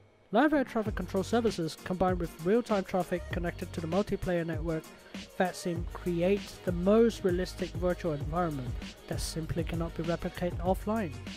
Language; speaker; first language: English; non-native, local second language; Cantonese